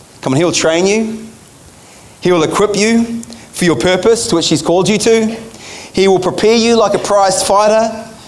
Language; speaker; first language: English; native; English